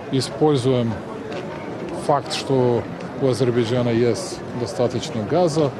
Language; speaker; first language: Russian; non-native, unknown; Serbian